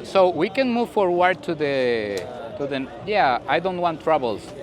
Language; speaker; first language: English; non-native, learner; Spanish